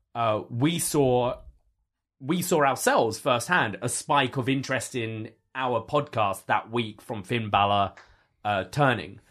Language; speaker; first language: English; native; English